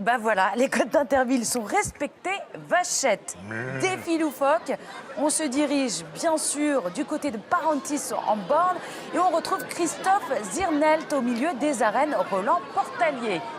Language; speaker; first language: French; native; French